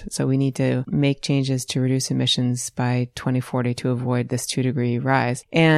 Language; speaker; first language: English; native; English